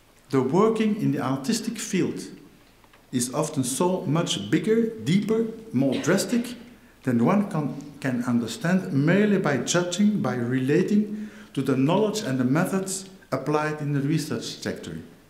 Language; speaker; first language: English; non-native, fluent; Dutch